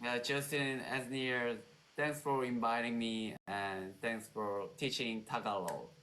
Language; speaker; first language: English; non-native, learner; Korean